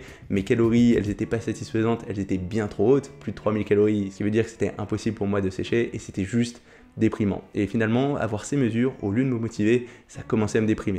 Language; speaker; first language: French; native; French